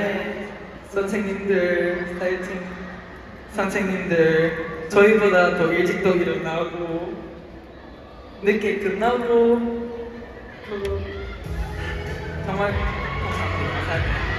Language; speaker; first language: Korean; non-native, learner; Filipino